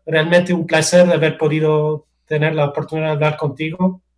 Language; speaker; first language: Spanish; non-native, fluent; English